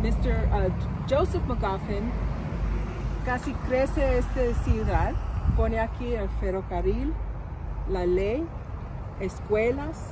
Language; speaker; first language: Spanish; non-native, learner; English